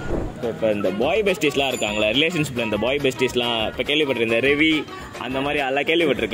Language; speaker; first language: Tamil; native; Tamil